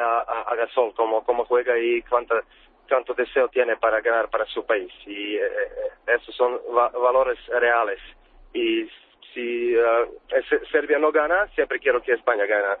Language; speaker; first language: Spanish; non-native, fluent; Serbian